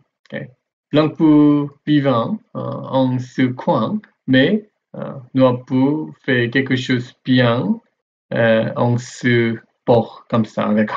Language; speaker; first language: French; non-native, learner; Korean